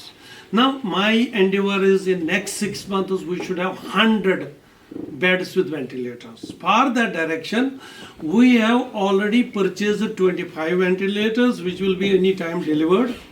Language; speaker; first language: English; non-native, local second language; Kashmiri